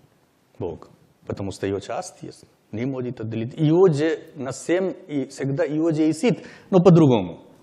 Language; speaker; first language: Russian; non-native, learner; Hindi